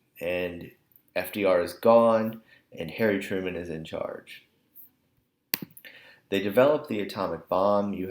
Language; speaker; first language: English; native; English